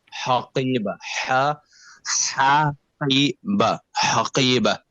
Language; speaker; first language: Hindi; native; Hindi